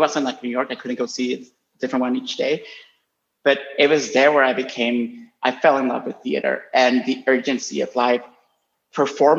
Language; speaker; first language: English; non-native, fluent; Spanish